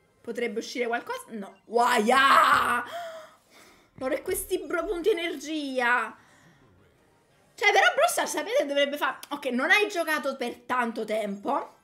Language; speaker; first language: Italian; native; Italian